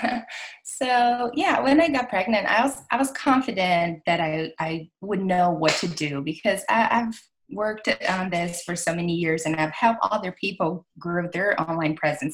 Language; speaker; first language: English; non-native, fluent; Portuguese